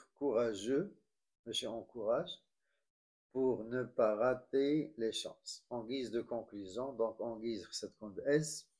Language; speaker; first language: French; non-native, local second language; Arabic